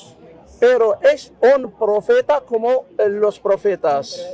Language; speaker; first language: Spanish; non-native, fluent; Arabic